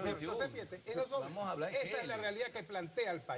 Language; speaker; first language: Spanish; native; Spanish